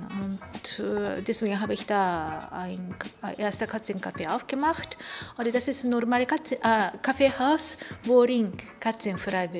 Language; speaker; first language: German; non-native, fluent; Japanese